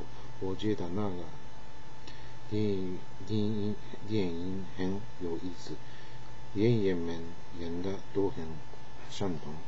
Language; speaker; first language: Chinese; non-native, learner; Japanese